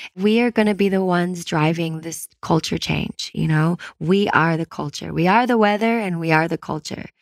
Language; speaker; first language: English; native; English